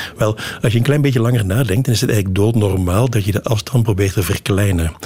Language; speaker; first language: Dutch; native; Dutch